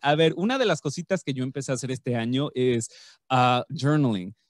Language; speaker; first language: Spanish; native; Spanish